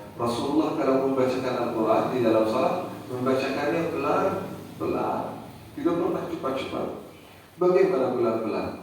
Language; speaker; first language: Indonesian; non-native, fluent; Arabic